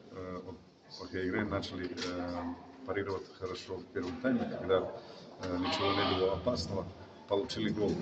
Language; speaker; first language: Russian; non-native, fluent; Bosnian